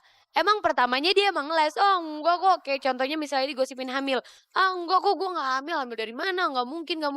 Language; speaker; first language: Indonesian; native; Indonesian